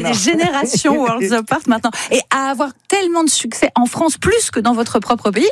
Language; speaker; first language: French; native; French